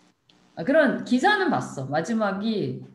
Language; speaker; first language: Korean; native; Korean